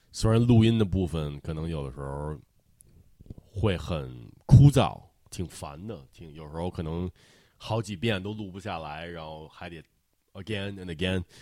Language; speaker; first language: Chinese; early bilingual, heritage; Chinese